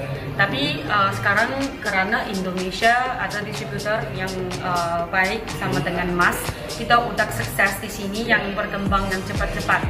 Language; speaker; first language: Indonesian; non-native, learner; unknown